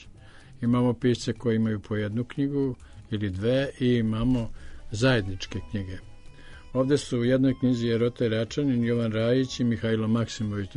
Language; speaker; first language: Serbian; native; Serbian